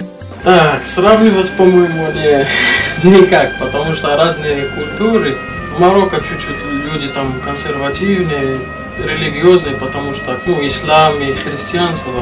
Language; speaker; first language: Russian; non-native, learner; Arabic